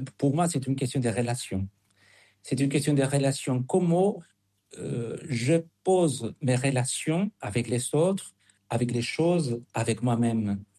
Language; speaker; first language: French; non-native, fluent; Spanish